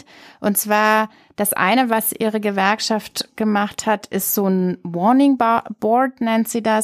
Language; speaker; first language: German; native; German